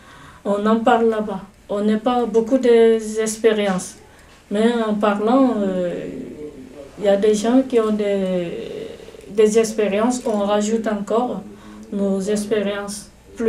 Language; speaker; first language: French; non-native, fluent; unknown